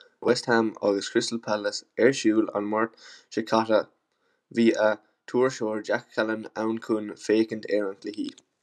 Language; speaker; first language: Irish; non-native, local second language; English